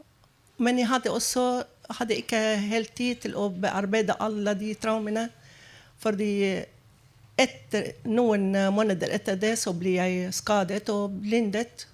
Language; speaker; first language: Norwegian; non-native, fluent; Arabic